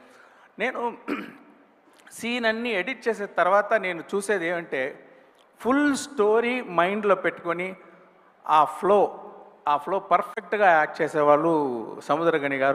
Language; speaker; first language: Telugu; non-native, fluent; Tamil